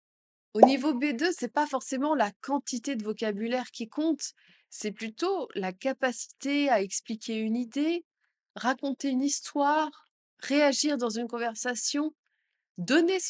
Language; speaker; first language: French; native; French